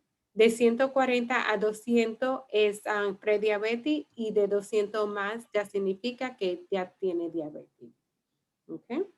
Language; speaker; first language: Spanish; early bilingual, heritage; Spanish